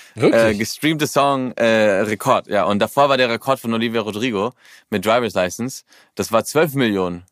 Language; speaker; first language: German; early bilingual, heritage; German